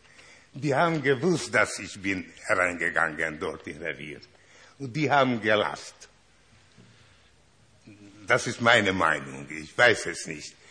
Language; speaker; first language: German; non-native, learner; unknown